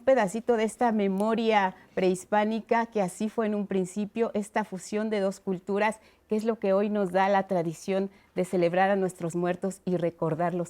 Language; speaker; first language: Spanish; native; Spanish